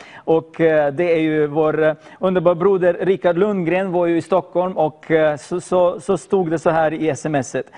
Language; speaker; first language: Swedish; non-native, fluent; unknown